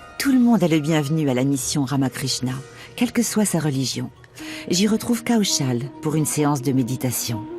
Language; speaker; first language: French; native; French